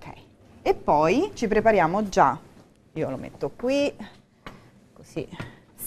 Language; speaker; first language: Italian; native; Italian